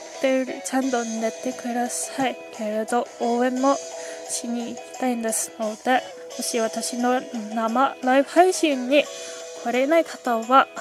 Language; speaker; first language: Japanese; non-native, learner; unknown